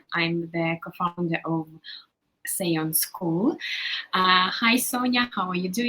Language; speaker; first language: English; non-native, fluent; Russian